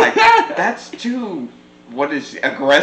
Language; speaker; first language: English; native; English